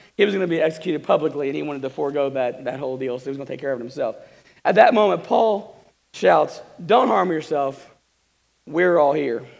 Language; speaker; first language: English; native; English